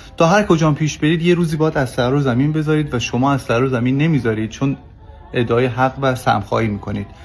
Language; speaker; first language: Persian; non-native, local second language; Kurdish